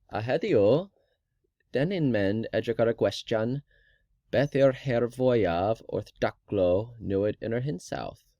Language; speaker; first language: Welsh; non-native, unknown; English